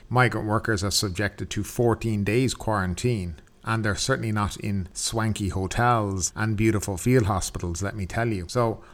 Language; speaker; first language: English; native; English